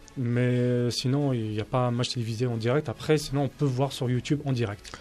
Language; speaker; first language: French; native; French